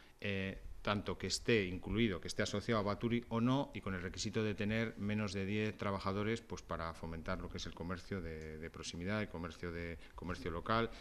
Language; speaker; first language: Spanish; native; Spanish